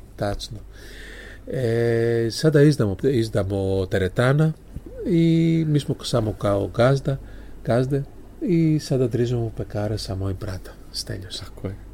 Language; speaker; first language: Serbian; non-native, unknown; Greek